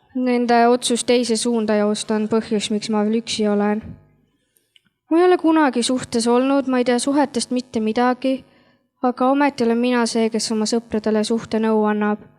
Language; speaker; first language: Estonian; native; Estonian